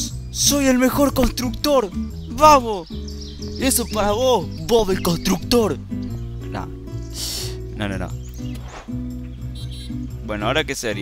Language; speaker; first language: Spanish; native; Spanish